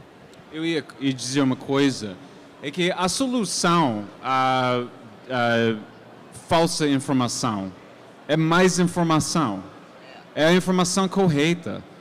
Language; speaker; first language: Portuguese; non-native, fluent; English